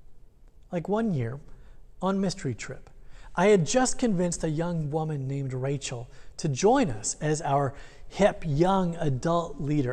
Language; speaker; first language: English; native; English